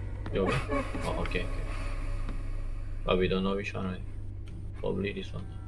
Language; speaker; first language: English; non-native, local second language; Chinese